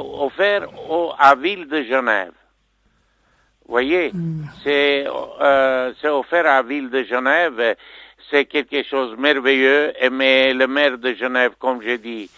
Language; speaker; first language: French; non-native, fluent; Armenian